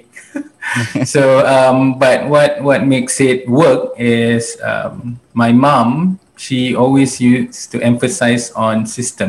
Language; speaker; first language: English; non-native, local second language; Malay